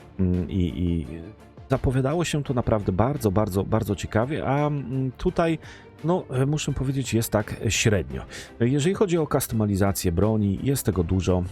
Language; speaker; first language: Polish; native; Polish